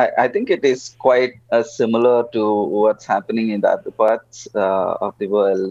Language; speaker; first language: English; non-native, local second language; Telugu